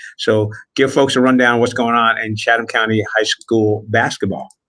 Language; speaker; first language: English; native; English